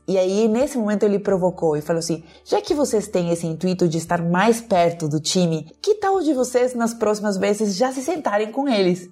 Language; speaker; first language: Portuguese; non-native, fluent; Spanish